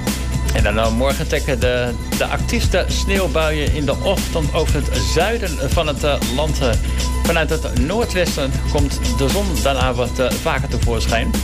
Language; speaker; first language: Dutch; native; Dutch